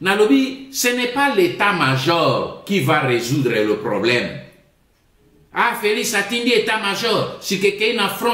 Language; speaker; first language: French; non-native, local second language; Lingala